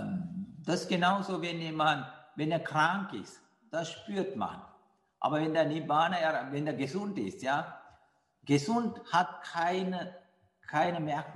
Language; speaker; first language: German; non-native, fluent; Sinhala